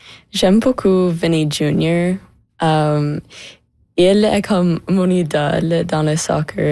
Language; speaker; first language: French; non-native, local second language; English